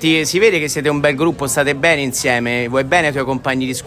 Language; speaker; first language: Italian; native; Italian